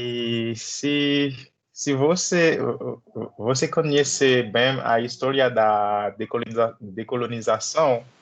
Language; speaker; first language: Portuguese; non-native, learner; Haitian Creole